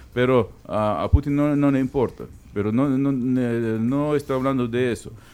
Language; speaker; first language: Spanish; non-native, fluent; Ukrainian